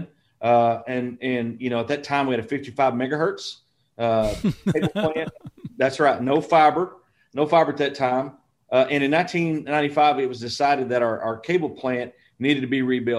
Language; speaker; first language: English; native; English